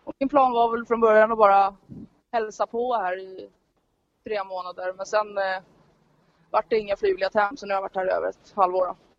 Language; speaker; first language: Swedish; native; Swedish